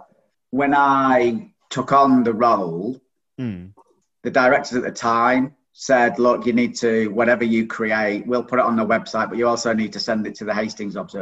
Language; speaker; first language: English; native; English